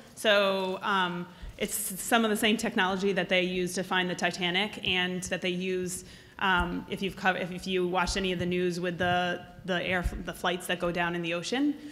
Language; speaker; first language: English; native; English